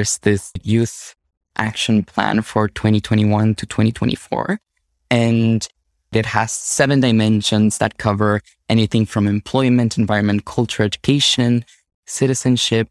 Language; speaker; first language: English; non-native, fluent; Spanish